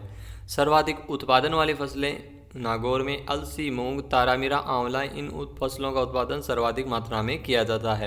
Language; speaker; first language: Hindi; native; Hindi